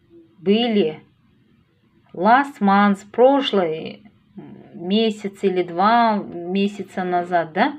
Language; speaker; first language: Russian; non-native, local second language; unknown